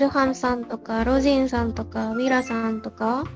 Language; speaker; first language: Japanese; non-native, learner; Malay